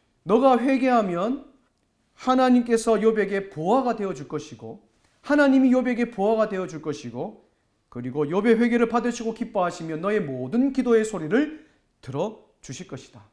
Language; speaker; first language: Korean; native; Korean